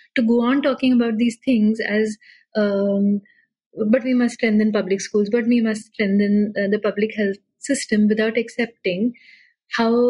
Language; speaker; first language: English; non-native, local second language; Marathi